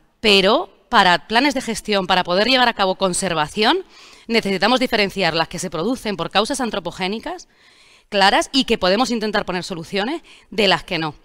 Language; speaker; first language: Spanish; native; Spanish